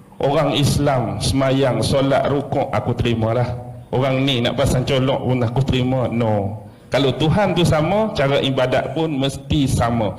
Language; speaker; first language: Malay; native; Malay